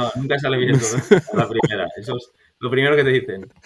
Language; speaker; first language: Spanish; native; Spanish